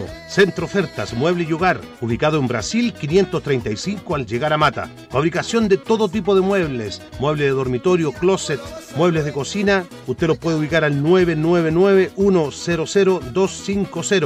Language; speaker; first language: Spanish; native; Spanish